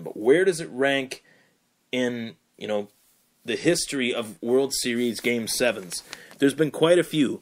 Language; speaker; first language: English; native; English